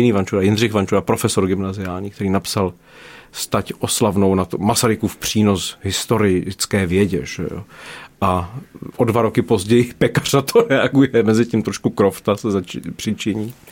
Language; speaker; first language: Czech; native; Czech